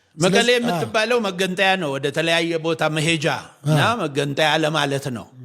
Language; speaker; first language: Amharic; non-native, local second language; Oromo